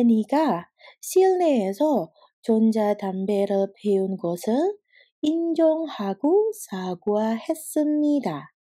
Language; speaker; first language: Korean; non-native, fluent; Indonesian